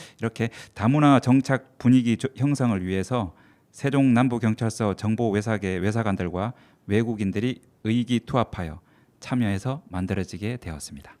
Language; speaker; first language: Korean; native; Korean